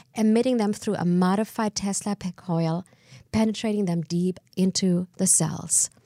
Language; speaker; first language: English; non-native, fluent; German